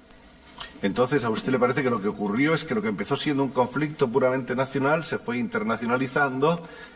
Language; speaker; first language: Spanish; native; Spanish